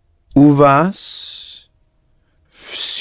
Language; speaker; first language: Russian; non-native, learner; English